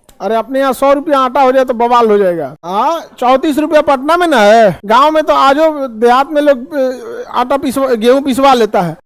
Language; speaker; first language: Hindi; native; Hindi